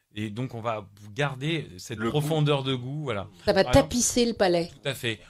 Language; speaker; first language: French; native; French